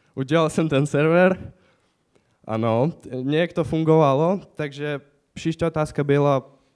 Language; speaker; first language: Czech; non-native, fluent; Ukrainian